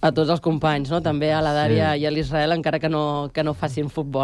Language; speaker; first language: Catalan; native; Catalan